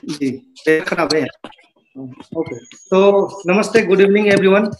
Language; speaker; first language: Hindi; non-native, local second language; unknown